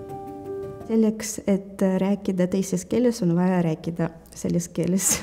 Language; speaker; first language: Estonian; non-native, local second language; Russian